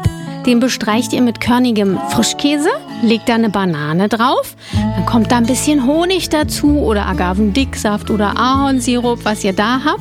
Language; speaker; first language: German; native; German